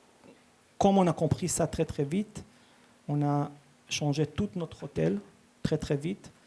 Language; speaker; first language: French; early bilingual, heritage; Hebrew